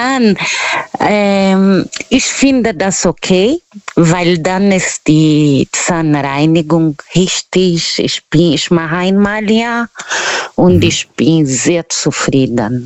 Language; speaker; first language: German; non-native, fluent; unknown